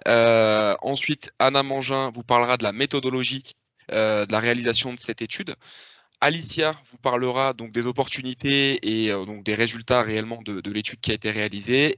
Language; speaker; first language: French; native; French